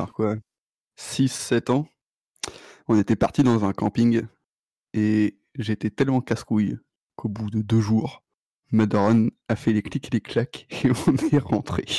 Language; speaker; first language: French; native; French